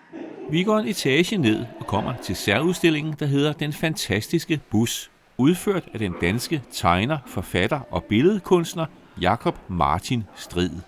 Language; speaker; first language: Danish; native; Danish